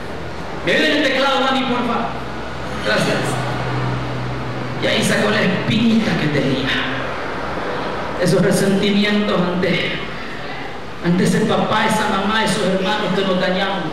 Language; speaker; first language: Spanish; native; Spanish